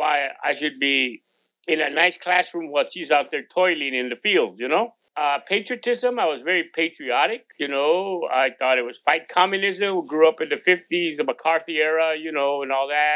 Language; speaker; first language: English; non-native, local second language; Spanish